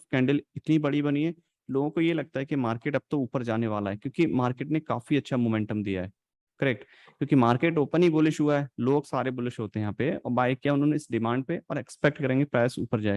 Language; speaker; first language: Hindi; native; Hindi